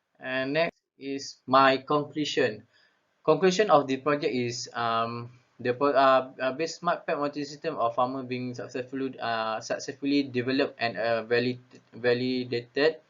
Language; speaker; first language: English; non-native, local second language; Malay